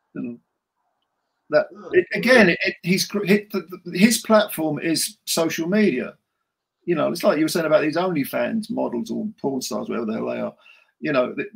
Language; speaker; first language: English; native; English